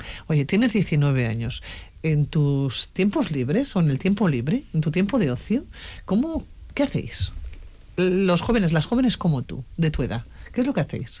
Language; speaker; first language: Spanish; native; Spanish